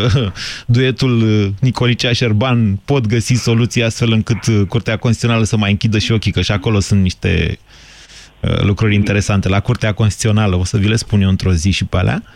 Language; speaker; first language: Romanian; native; Romanian